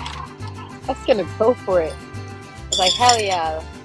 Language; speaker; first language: English; early bilingual, other home language; Spanish